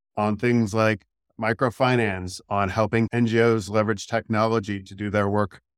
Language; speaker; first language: English; native; English